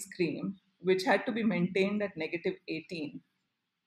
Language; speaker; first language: English; non-native, local second language; Gujarati